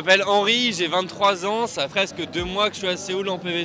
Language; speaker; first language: French; native; French